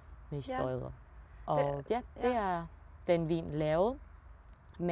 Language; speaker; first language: Danish; early bilingual, heritage; German